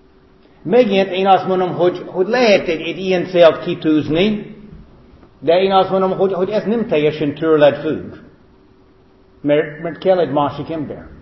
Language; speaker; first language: Hungarian; non-native, fluent; English